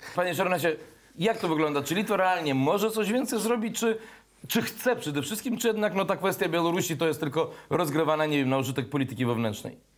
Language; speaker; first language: Polish; native; Polish